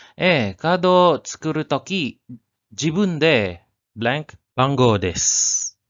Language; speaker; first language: Japanese; non-native, learner; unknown